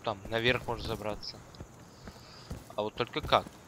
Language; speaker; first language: Russian; native; Russian